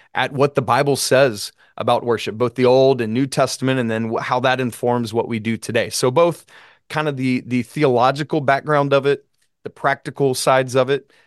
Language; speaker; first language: English; native; English